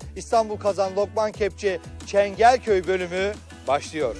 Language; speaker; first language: Turkish; native; Turkish